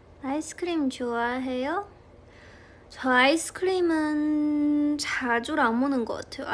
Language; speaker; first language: Korean; non-native, fluent; Chinese